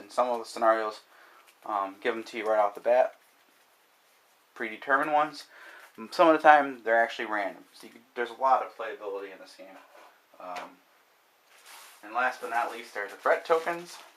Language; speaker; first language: English; native; English